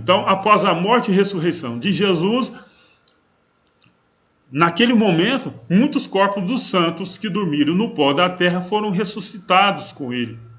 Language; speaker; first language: Portuguese; native; Portuguese